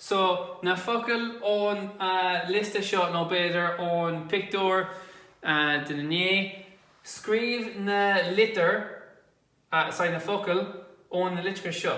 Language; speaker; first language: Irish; non-native, local second language; English